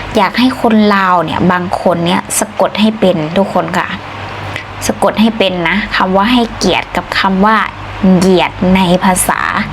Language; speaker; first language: Thai; native; Thai